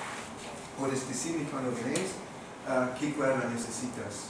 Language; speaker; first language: Spanish; non-native, fluent; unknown